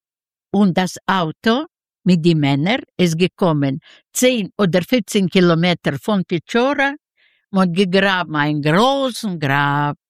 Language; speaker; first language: German; non-native, learner; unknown